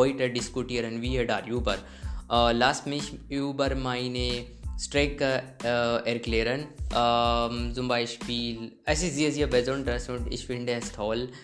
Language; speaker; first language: German; non-native, learner; Hindi